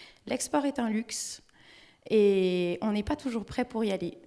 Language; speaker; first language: French; native; French